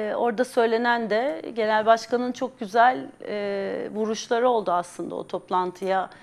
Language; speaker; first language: Turkish; native; Turkish